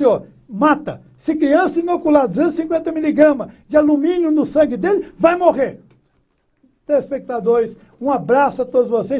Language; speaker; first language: Portuguese; native; Portuguese